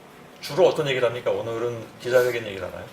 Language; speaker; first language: Korean; native; Korean